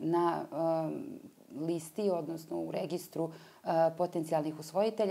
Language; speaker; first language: Croatian; native; Croatian